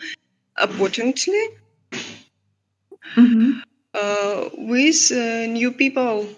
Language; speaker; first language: English; non-native, learner; Russian